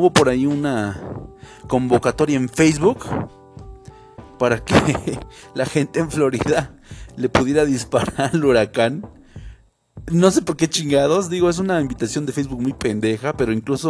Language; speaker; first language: Spanish; native; Spanish